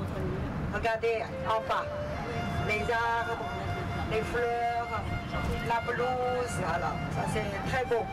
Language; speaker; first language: French; non-native, fluent; Chinese